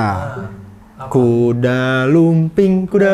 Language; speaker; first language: Indonesian; native; Indonesian